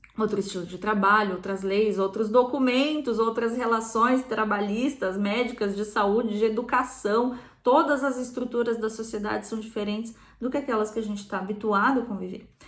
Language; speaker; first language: Portuguese; native; Portuguese